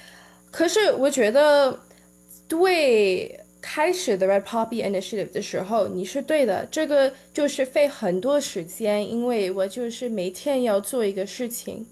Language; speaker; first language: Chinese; early bilingual, heritage; Chinese